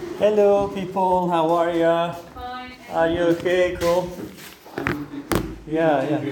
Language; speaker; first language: English; non-native, fluent; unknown